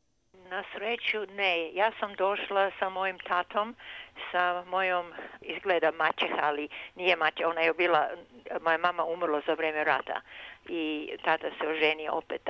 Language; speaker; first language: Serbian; early bilingual, heritage; Serbian